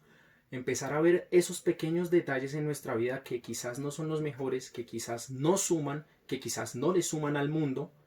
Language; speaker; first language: Spanish; native; Spanish